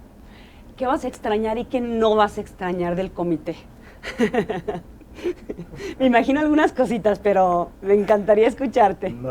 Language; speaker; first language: Spanish; native; Spanish